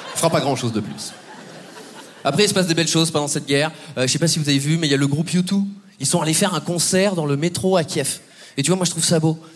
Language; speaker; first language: French; native; French